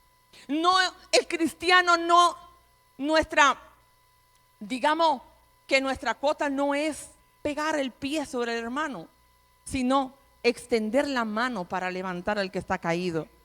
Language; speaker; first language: Spanish; native; Spanish